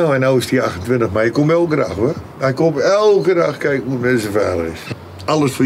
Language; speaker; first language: Dutch; native; Dutch